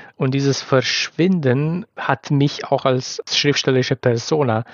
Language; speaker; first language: German; non-native, fluent; Romanian